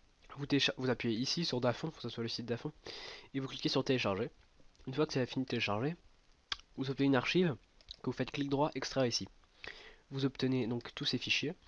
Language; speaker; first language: French; native; French